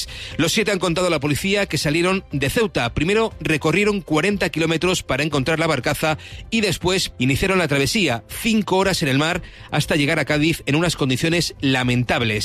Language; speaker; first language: Spanish; native; Spanish